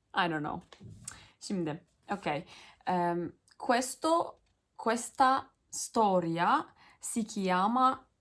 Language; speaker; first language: Italian; non-native, learner; Turkish